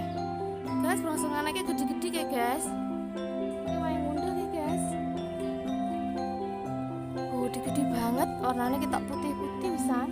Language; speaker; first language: Indonesian; non-native, local second language; Javanese